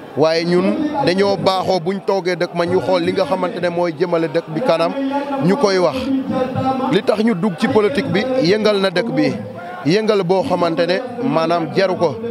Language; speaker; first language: Wolof; non-native, local second language; Serer